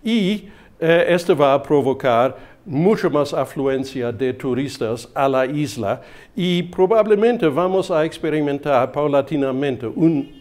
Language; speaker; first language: Spanish; non-native, fluent; German